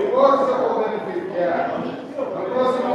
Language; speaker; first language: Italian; non-native, learner; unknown